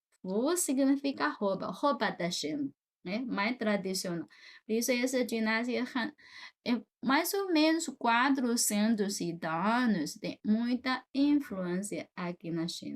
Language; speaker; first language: Portuguese; non-native, fluent; Chinese